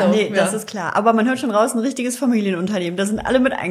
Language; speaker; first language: German; native; German